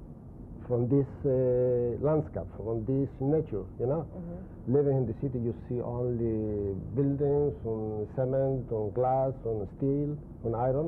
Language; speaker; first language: English; non-native, learner; Spanish